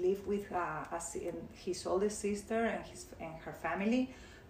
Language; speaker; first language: English; non-native, fluent; Spanish